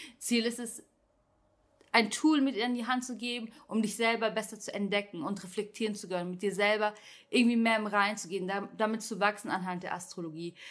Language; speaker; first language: German; early bilingual, other home language; Turkish